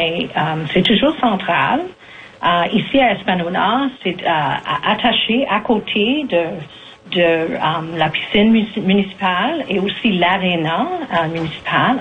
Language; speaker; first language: French; native; French